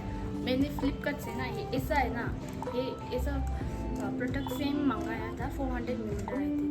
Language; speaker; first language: Hindi; non-native, local second language; Tibetan